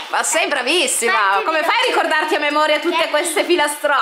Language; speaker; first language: Italian; native; Italian